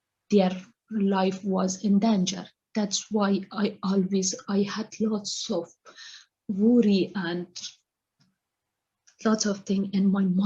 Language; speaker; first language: English; non-native, learner; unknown